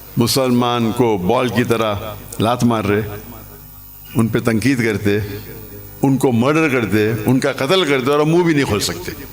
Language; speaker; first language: Urdu; non-native, local second language; English